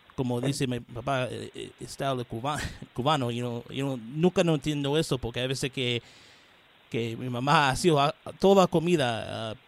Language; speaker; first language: Spanish; early bilingual, heritage; Spanish